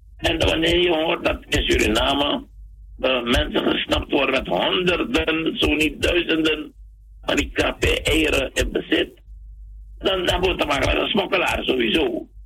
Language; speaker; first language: Dutch; native; Dutch